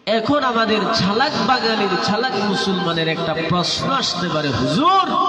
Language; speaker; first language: Bangla; native; Bangla